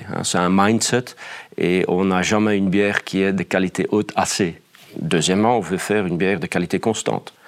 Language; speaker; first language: French; non-native, fluent; Dutch